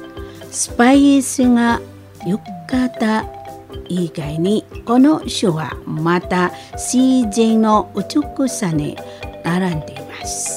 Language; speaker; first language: Japanese; non-native, fluent; Indonesian